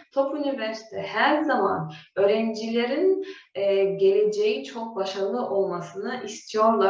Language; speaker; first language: Turkish; non-native, fluent; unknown